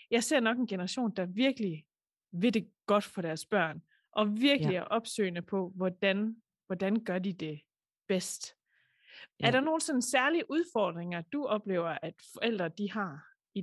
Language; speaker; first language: Danish; native; Danish